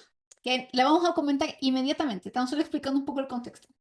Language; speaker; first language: Spanish; native; Spanish